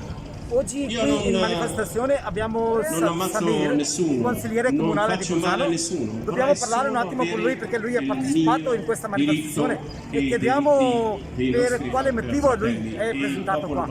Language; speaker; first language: Italian; non-native, learner; Urdu